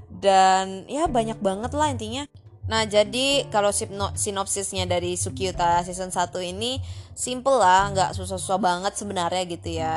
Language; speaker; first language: Indonesian; native; Indonesian